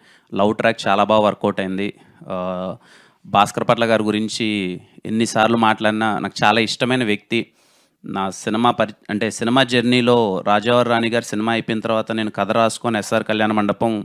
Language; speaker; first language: Telugu; native; Telugu